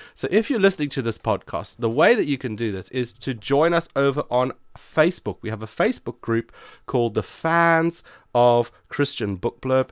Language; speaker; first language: English; native; English